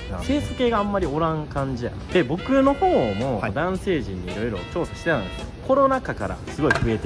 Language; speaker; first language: Japanese; native; Japanese